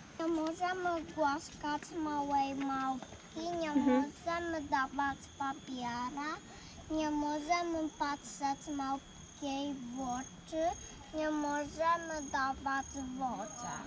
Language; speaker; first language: Polish; early bilingual, heritage; Polish